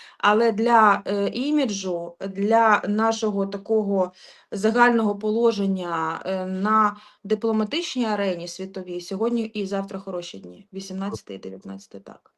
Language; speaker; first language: Ukrainian; native; Ukrainian